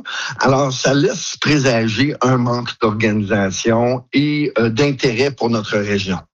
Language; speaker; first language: French; native; French